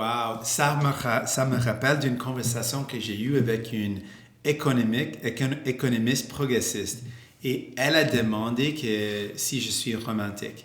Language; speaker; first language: French; non-native, local second language; English